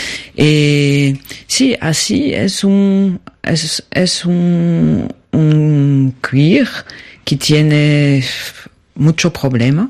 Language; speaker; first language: Spanish; non-native, learner; French